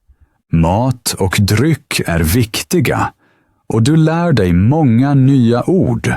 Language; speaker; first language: Swedish; native; Swedish